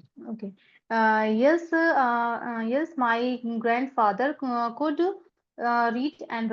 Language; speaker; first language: English; non-native, learner; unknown